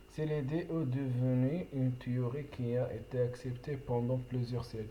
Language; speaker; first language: French; non-native, local second language; Arabic